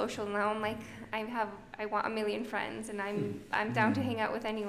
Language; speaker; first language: English; non-native, fluent; Spanish